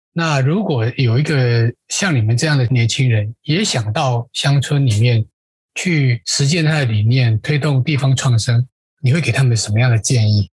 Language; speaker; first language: Chinese; native; Chinese